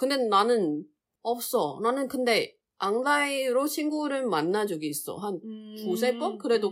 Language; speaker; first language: Korean; non-native, learner; Chinese